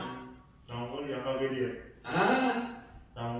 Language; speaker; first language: Turkish; non-native, learner; Uzbek